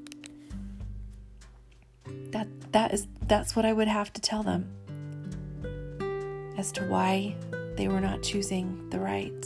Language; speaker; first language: English; native; English